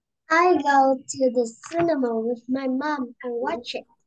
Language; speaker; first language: English; non-native, learner; Vietnamese